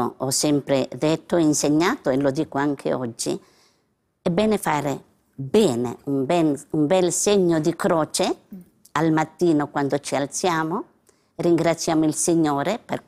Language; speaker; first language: Italian; native; Italian